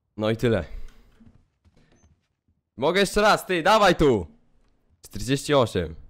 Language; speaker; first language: Polish; native; Polish